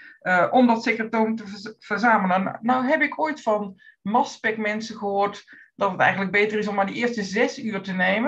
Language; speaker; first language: Dutch; native; Dutch